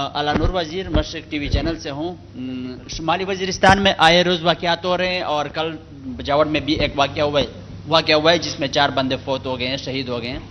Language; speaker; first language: Urdu; non-native, local second language; Pashto